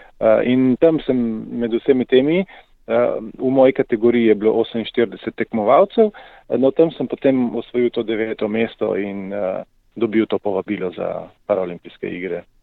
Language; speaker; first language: Slovenian; native; Slovenian